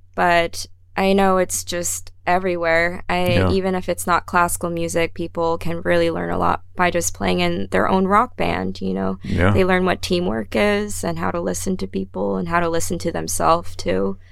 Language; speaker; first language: English; native; English